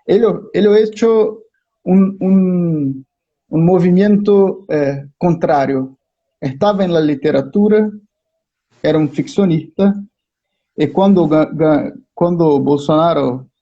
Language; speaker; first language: Spanish; non-native, fluent; Portuguese